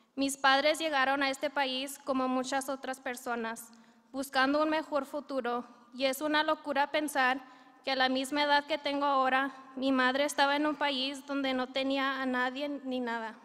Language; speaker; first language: Spanish; early bilingual, heritage; Spanish